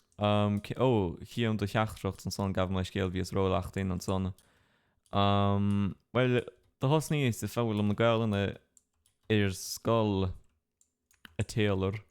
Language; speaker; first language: Irish; non-native, local second language; English